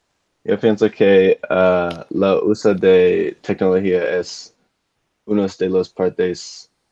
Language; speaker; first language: Spanish; non-native, learner; English